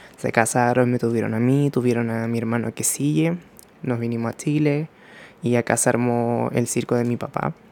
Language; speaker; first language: Spanish; early bilingual, other home language; Japanese